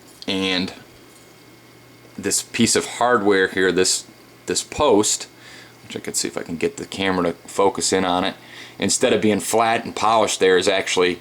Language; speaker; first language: English; native; English